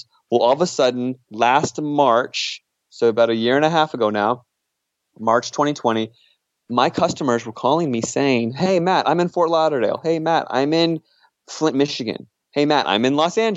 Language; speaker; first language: English; native; English